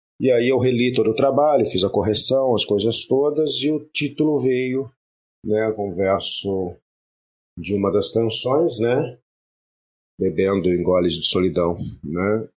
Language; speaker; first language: Portuguese; early bilingual, other home language; French